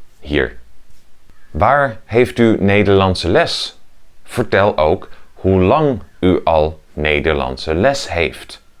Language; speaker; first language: Dutch; native; Dutch